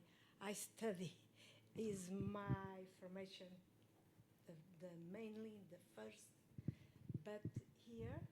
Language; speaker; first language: English; non-native, learner; Portuguese